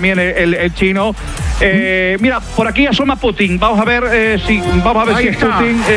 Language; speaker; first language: Spanish; native; Spanish